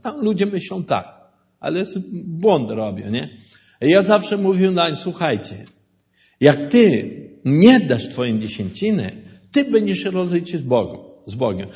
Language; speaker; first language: Polish; non-native, learner; Portuguese